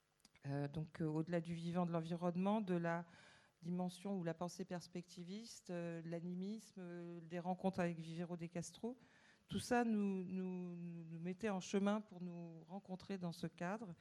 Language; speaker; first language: French; native; French